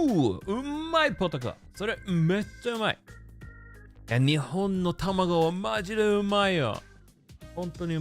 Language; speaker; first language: Japanese; non-native, learner; English